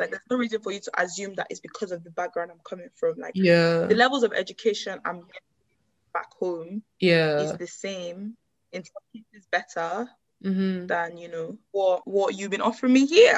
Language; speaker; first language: English; non-native, local second language; Yoruba